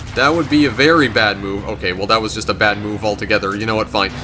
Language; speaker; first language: English; native; English